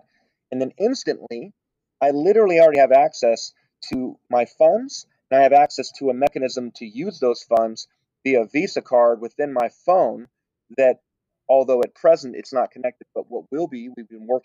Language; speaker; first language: English; native; English